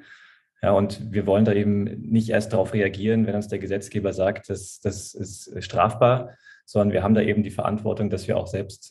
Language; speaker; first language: German; native; German